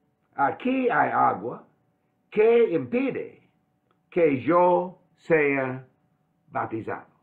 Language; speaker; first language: Spanish; non-native, fluent; English